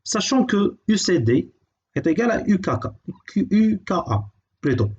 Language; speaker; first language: French; non-native, local second language; Arabic